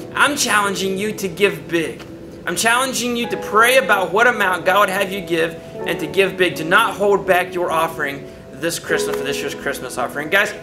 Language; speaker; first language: English; native; English